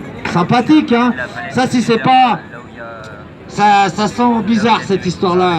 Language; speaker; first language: French; native; French